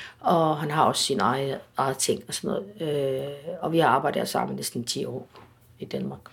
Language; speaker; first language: Danish; non-native, fluent; Arabic